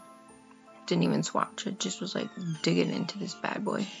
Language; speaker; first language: English; native; English